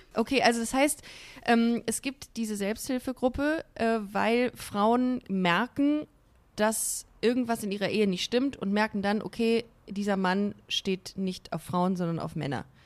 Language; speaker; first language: German; native; German